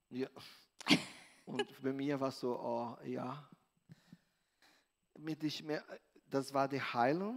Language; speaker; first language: German; non-native, learner; Portuguese